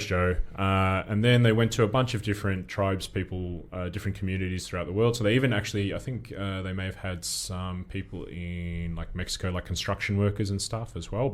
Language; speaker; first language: English; native; English